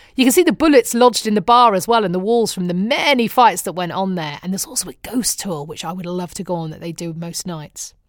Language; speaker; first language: English; native; English